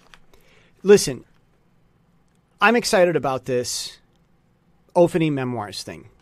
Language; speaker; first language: English; native; English